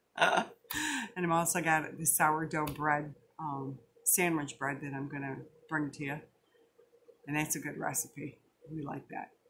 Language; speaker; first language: English; native; English